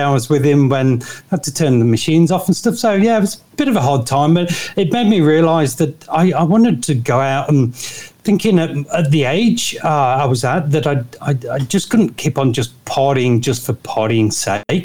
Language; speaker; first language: English; native; English